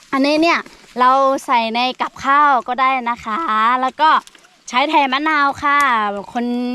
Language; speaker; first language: Thai; non-native, local second language; Lahu